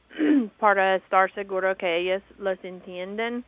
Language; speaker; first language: Spanish; non-native, learner; English